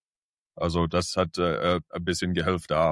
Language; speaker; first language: German; early bilingual, heritage; English